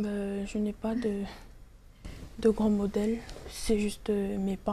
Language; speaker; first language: French; non-native, local second language; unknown